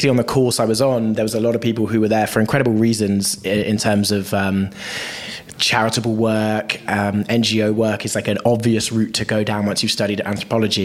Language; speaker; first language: English; native; English